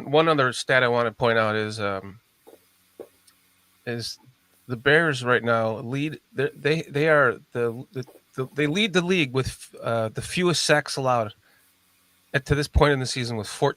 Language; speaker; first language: English; native; English